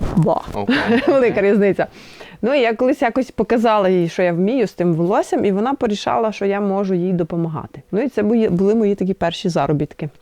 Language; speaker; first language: Ukrainian; native; Ukrainian